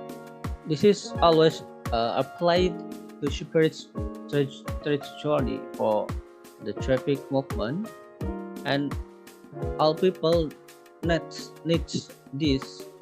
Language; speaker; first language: English; non-native, learner; Indonesian